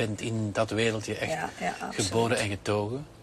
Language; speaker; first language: Dutch; native; Dutch